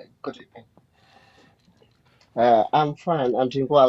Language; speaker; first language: English; non-native, learner; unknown